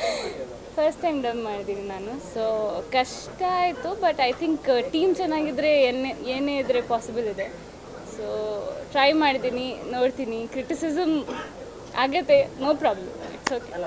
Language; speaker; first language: Kannada; non-native, learner; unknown